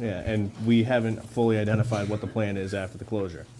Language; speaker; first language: English; native; English